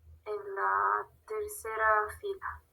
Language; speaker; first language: Spanish; native; Spanish